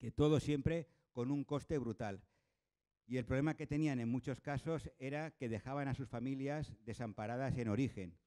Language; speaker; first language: Spanish; non-native, local second language; Catalan